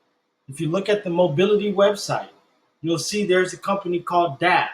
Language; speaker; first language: English; native; English